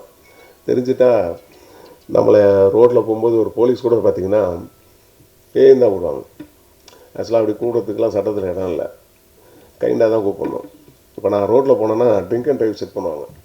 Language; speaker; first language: Tamil; native; Tamil